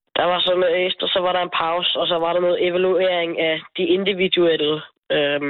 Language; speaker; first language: Danish; native; Danish